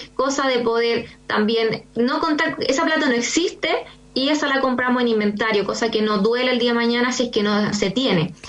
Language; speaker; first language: Spanish; native; Spanish